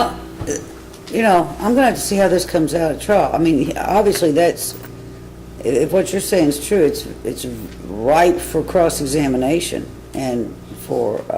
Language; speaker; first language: English; native; English